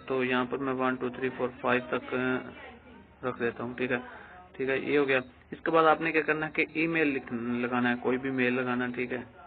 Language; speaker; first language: Urdu; non-native, local second language; Punjabi